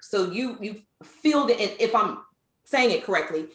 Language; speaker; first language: English; native; English